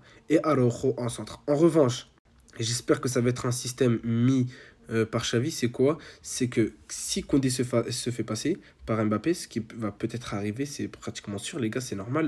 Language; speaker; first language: French; native; French